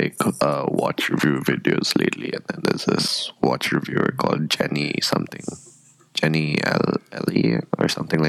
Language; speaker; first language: English; non-native, local second language; Tibetan